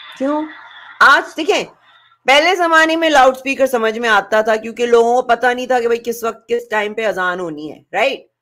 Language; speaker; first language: Urdu; native; Urdu